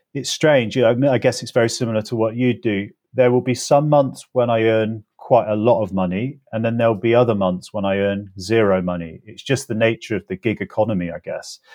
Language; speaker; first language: English; native; English